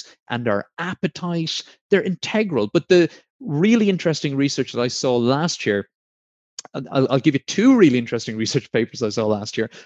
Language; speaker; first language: English; native; English